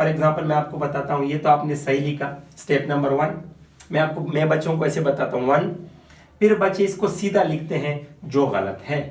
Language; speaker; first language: Urdu; non-native, local second language; Pashto